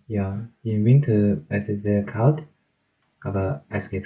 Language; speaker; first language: German; non-native, learner; Chinese